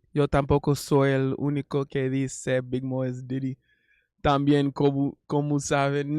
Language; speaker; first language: Spanish; non-native, learner; English